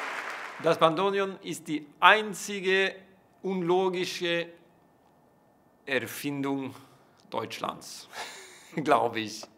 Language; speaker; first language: German; non-native, fluent; Norwegian